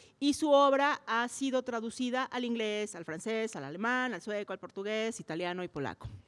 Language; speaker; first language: Spanish; native; Spanish